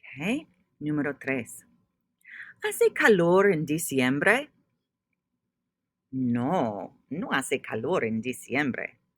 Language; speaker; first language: Spanish; non-native, fluent; English